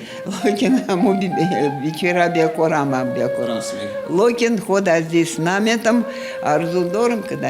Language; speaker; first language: Persian; non-native, fluent; Russian